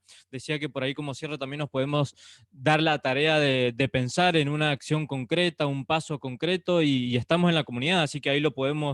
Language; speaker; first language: Spanish; native; Spanish